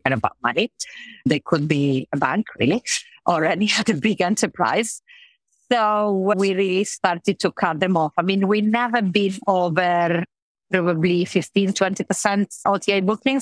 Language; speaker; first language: English; non-native, fluent; Italian